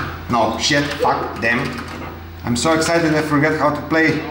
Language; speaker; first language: English; non-native, fluent; Bulgarian